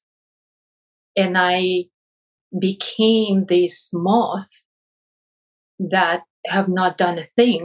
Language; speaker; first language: English; non-native, fluent; Russian